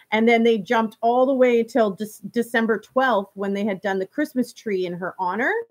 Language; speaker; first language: English; native; English